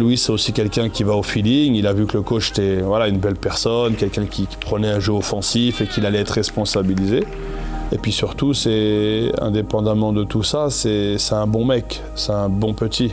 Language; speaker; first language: French; native; French